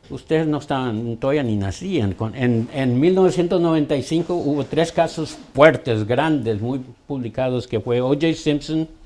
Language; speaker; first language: Spanish; early bilingual, other home language; English